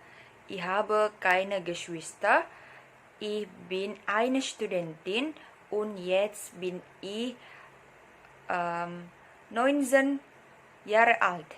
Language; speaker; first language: German; non-native, learner; Indonesian